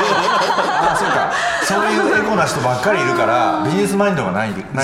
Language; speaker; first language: Japanese; native; Japanese